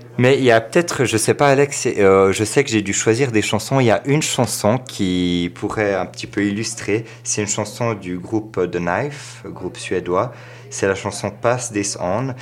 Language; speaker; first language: French; native; French